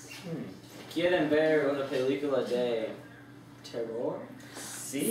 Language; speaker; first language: Spanish; non-native, learner; English